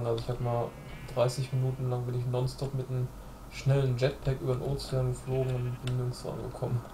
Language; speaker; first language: German; native; German